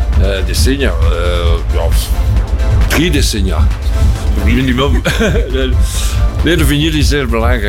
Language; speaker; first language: Dutch; non-native, local second language; French